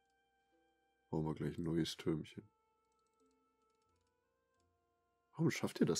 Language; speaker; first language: German; native; German